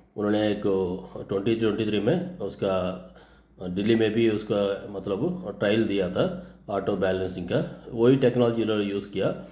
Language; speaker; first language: Hindi; non-native, local second language; Telugu